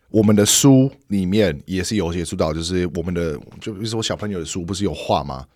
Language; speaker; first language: Chinese; non-native, fluent; English